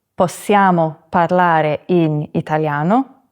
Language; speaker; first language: Italian; non-native, fluent; English